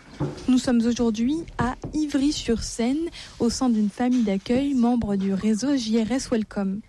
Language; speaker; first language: French; native; French